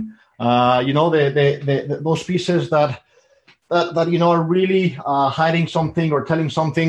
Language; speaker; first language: English; native; English